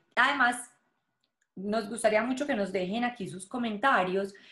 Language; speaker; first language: Spanish; native; Spanish